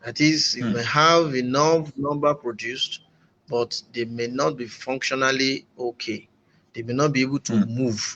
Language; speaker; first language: English; non-native, local second language; Yoruba